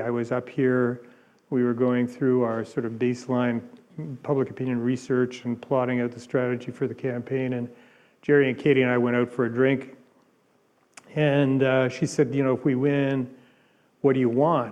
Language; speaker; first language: English; native; English